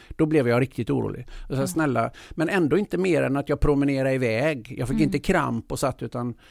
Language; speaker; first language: Swedish; native; Swedish